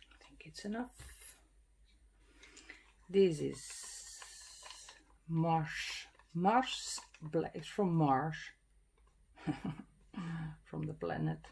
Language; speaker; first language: English; non-native, fluent; Dutch